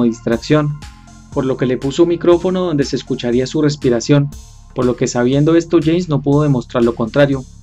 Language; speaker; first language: Spanish; native; Spanish